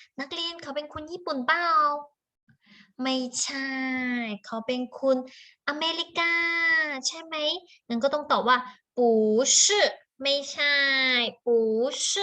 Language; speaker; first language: Thai; native; Thai